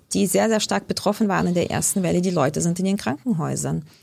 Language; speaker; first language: German; early bilingual, other home language; Lithuanian